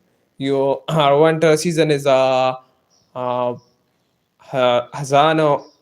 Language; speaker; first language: English; non-native, learner; Pashto